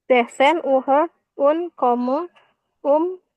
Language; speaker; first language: German; non-native, learner; Indonesian